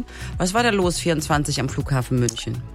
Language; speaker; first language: German; native; German